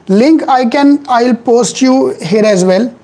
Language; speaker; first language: English; non-native, local second language; Hindi